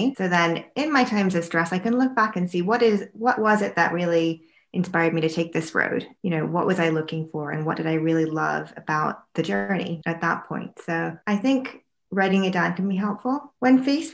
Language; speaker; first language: English; native; English